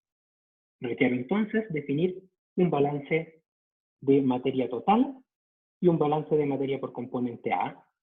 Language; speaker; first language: Spanish; native; Spanish